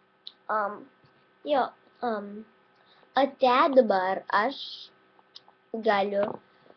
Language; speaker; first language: Lithuanian; early bilingual, heritage; Lithuanian